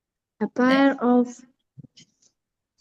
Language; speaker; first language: English; non-native, learner; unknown